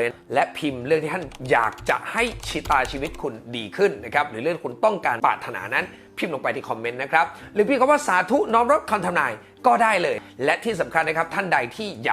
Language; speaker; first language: Thai; native; Thai